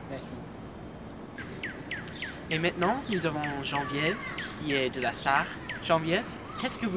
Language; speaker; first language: French; non-native, learner; English